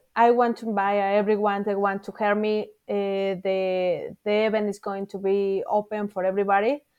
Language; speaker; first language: English; non-native, learner; Spanish